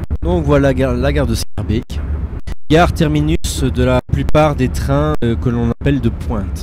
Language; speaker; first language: French; native; French